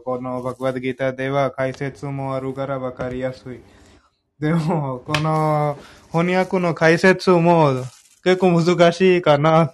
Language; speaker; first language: Japanese; non-native, fluent; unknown